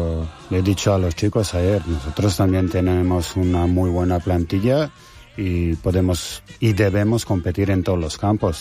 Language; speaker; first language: Spanish; non-native, fluent; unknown